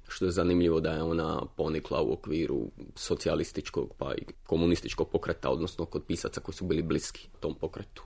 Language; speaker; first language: Croatian; native; Croatian